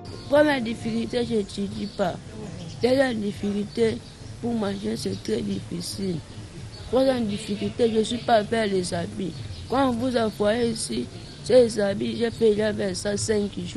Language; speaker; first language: French; non-native, local second language; Lingala